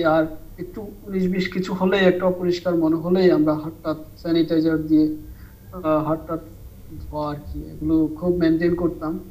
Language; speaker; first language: Bangla; native; Bangla